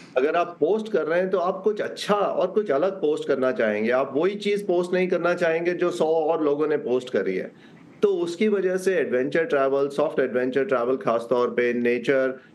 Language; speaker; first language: Hindi; native; Hindi